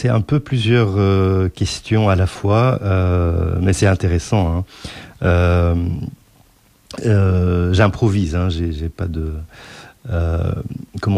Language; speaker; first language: French; non-native, local second language; Arabic